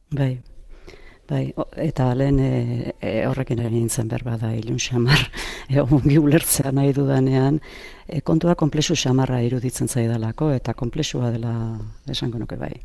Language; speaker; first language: Basque; native; Basque